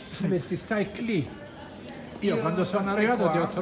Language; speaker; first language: Italian; native; Italian